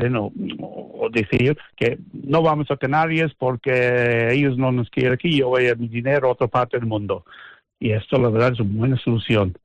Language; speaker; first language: Spanish; non-native, fluent; English